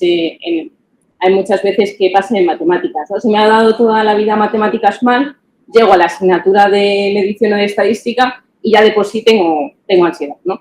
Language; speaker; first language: Spanish; native; Spanish